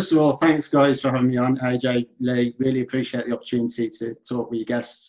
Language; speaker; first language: English; native; English